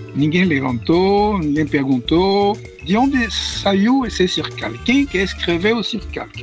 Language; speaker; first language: Portuguese; non-native, fluent; French